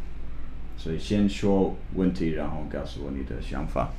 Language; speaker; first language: Chinese; non-native, fluent; English